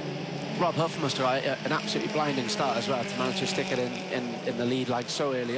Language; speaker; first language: English; native; English